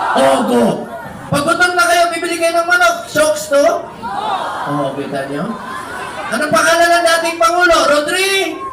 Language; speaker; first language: Filipino; non-native, local second language; Cebuano